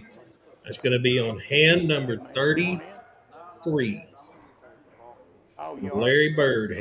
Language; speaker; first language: English; native; English